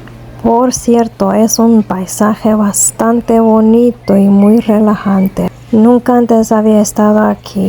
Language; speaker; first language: Spanish; non-native, fluent; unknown